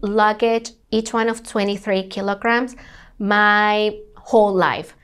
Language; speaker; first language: English; non-native, fluent; Spanish